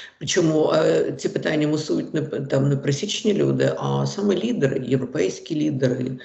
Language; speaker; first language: Ukrainian; non-native, local second language; Russian